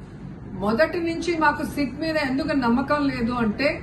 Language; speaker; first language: Telugu; native; Telugu